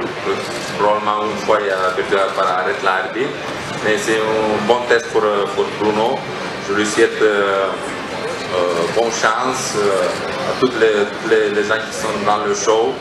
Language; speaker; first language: French; non-native, fluent; Romanian